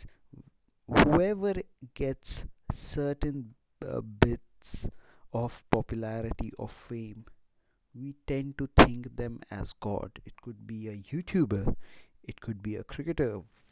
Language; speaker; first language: English; non-native, local second language; Hindi